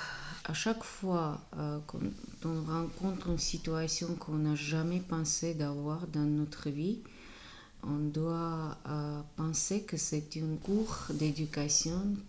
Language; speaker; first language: French; non-native, fluent; Armenian